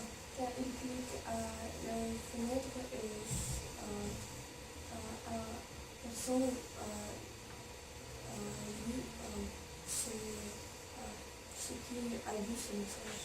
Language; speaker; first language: French; non-native, learner; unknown